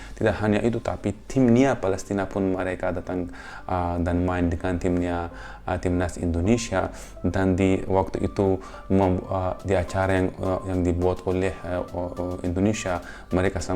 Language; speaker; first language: Indonesian; non-native, fluent; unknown